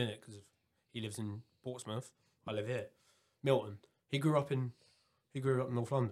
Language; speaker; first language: English; native; English